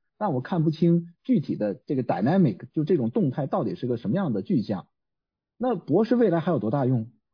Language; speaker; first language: Chinese; native; Chinese